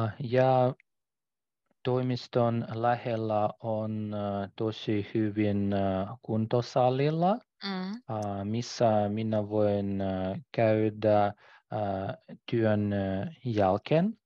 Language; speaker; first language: Finnish; non-native, learner; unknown